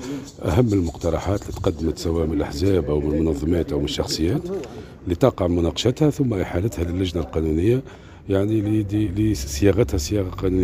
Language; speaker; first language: Arabic; native; Arabic